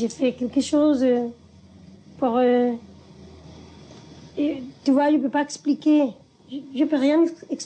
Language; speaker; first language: French; non-native, fluent; Spanish